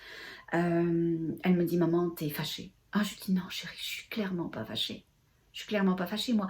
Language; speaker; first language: French; native; French